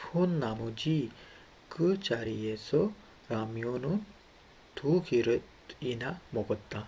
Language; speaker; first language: Korean; non-native, fluent; Urdu